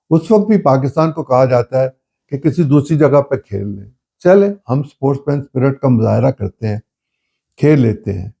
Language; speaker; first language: Urdu; non-native, local second language; Punjabi